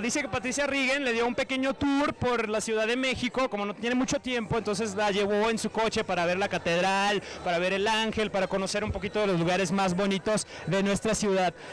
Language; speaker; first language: Spanish; native; Spanish